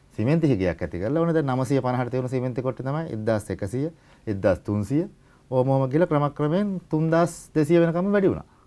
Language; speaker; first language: Sinhala; native; Sinhala